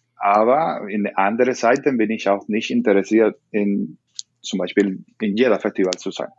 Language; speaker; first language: German; non-native, learner; Spanish